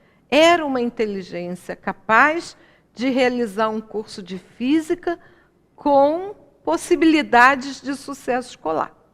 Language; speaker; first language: Portuguese; native; Portuguese